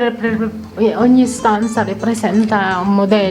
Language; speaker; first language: Italian; non-native, learner; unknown